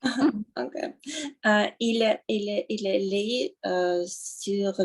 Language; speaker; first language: French; non-native, learner; Russian